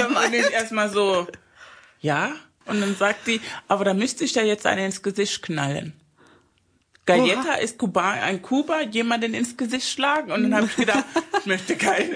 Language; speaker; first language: German; non-native, fluent; Spanish